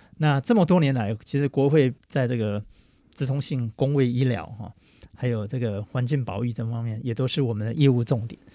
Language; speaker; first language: Chinese; native; Chinese